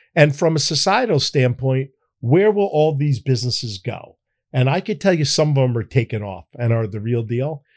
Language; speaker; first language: English; native; English